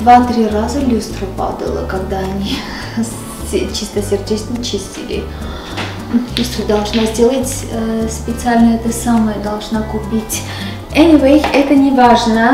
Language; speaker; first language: Russian; non-native, fluent; Armenian